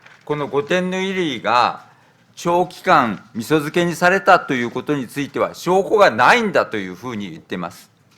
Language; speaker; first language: Japanese; native; Japanese